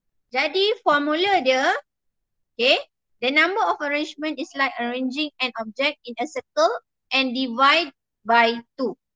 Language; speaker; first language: English; non-native, local second language; Malay